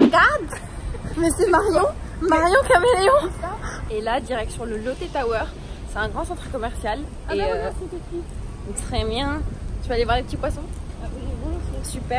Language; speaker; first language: French; early bilingual, other home language; Arabic